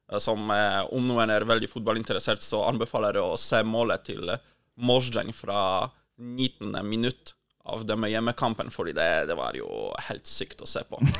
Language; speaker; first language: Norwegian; non-native, fluent; Polish